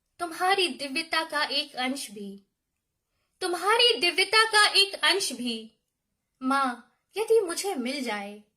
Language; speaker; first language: Hindi; native; Hindi